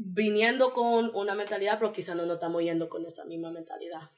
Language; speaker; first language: Spanish; early bilingual, heritage; Spanish